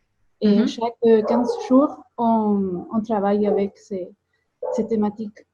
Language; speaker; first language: French; non-native, fluent; Spanish